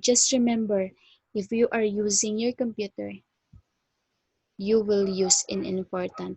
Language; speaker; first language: English; non-native, fluent; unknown